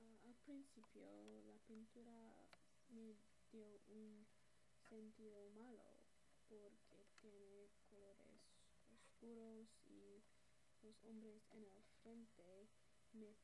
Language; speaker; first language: Spanish; non-native, learner; English